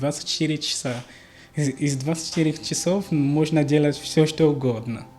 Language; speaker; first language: Russian; non-native, learner; Portuguese